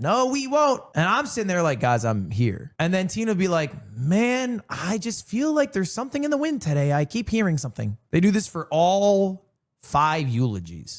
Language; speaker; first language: English; native; English